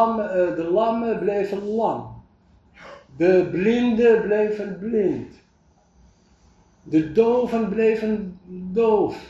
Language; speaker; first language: Dutch; non-native, fluent; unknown